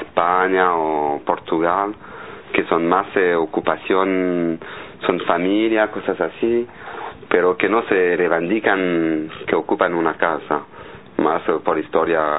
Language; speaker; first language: Spanish; non-native, fluent; French